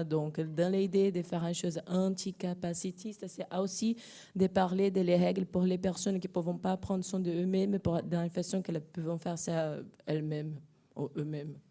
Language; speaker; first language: French; non-native, fluent; Portuguese